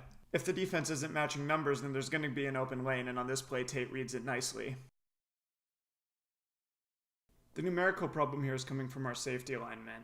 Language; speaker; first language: English; native; English